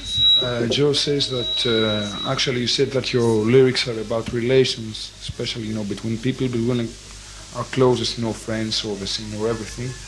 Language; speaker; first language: English; non-native, fluent; Greek